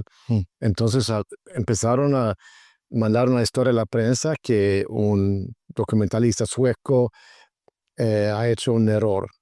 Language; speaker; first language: Spanish; non-native, fluent; Swedish